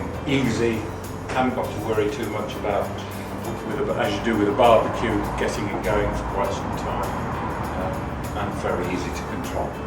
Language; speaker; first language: English; native; English